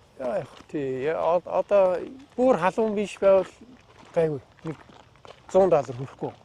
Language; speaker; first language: Mongolian; non-native, fluent; English